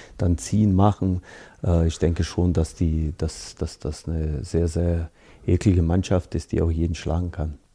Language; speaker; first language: German; early bilingual, other home language; Bosnian